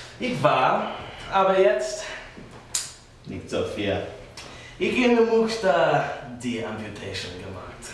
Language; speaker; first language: German; non-native, learner; English